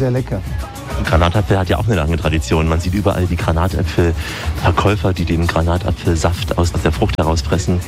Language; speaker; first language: German; native; German